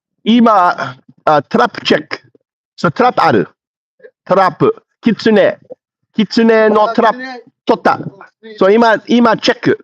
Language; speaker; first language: Japanese; non-native, learner; English